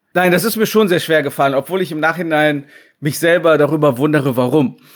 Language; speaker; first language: German; native; German